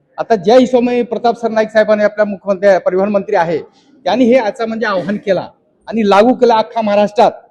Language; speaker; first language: Marathi; non-native, local second language; Hindi